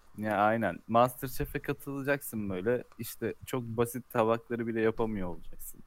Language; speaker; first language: Turkish; native; Turkish